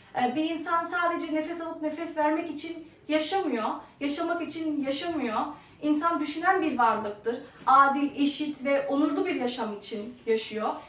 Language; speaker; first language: Turkish; early bilingual, heritage; Turkish